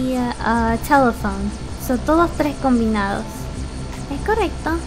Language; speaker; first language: Spanish; early bilingual, heritage; Spanish